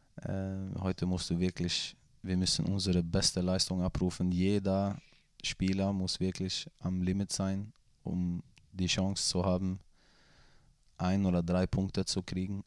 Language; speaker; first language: German; non-native, fluent; Swedish